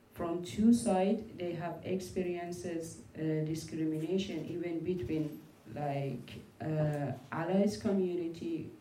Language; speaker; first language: English; non-native, learner; Persian